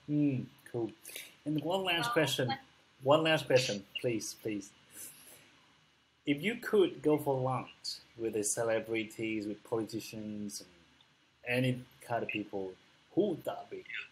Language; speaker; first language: English; non-native, fluent; Vietnamese